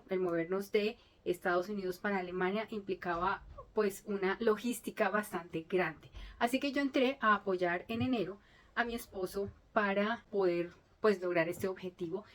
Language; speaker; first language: Spanish; native; Spanish